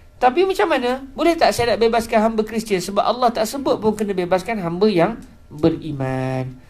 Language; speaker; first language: Malay; native; Malay